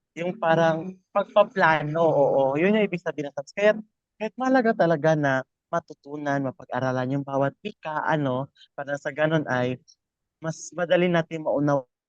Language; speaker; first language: Filipino; non-native, local second language; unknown